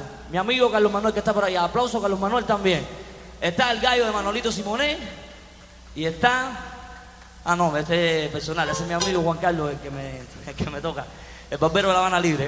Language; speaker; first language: Spanish; native; Spanish